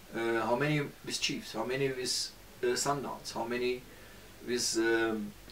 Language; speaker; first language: English; non-native, fluent; Turkish